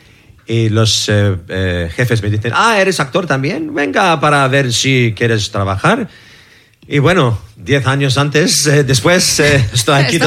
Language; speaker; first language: Spanish; non-native, learner; English